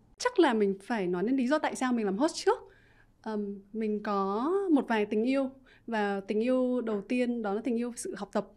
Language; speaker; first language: Vietnamese; native; Vietnamese